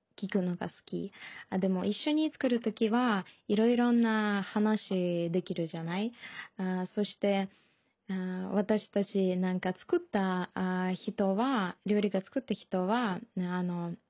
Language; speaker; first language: Japanese; non-native, learner; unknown